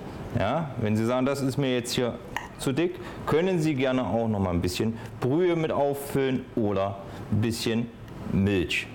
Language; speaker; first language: German; native; German